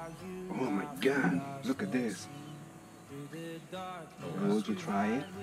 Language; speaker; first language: English; non-native, learner; Spanish